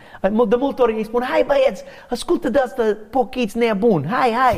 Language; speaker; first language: Romanian; non-native, learner; English